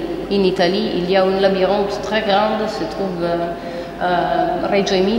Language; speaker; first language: French; non-native, fluent; Italian